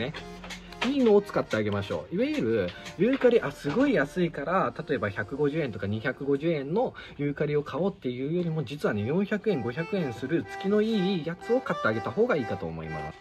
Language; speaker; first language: Japanese; native; Japanese